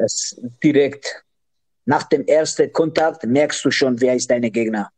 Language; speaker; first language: German; non-native, learner; Georgian